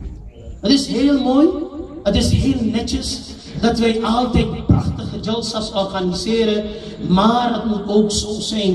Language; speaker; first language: Dutch; non-native, local second language; Urdu